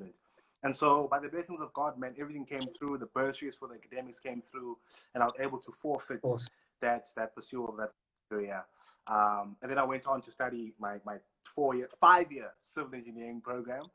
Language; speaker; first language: English; non-native, local second language; Xhosa